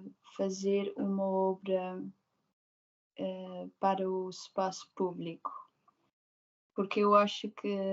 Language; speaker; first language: Portuguese; non-native, learner; Dutch